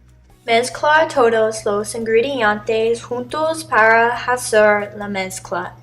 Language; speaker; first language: Spanish; non-native, learner; English